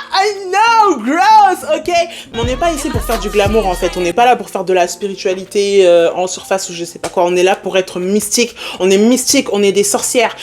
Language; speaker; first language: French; early bilingual, other home language; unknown